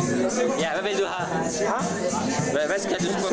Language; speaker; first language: Danish; non-native, learner; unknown